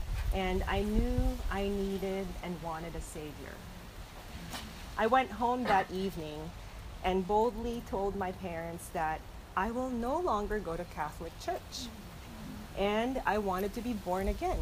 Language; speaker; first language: English; non-native, local second language; Filipino